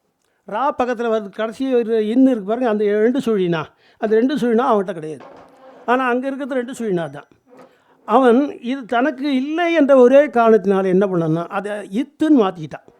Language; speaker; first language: Tamil; native; Tamil